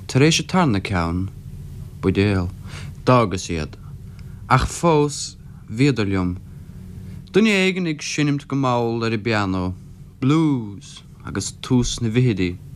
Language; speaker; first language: Irish; non-native, local second language; English